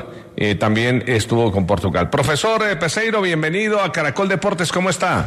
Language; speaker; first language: Spanish; native; Spanish